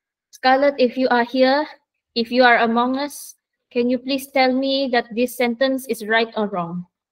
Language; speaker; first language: English; non-native, local second language; Malay